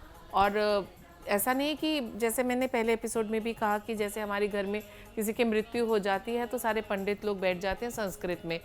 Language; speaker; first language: Hindi; native; Hindi